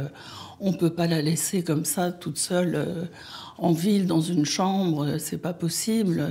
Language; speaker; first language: French; native; French